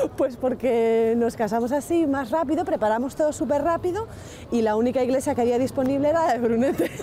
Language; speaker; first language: Spanish; native; Spanish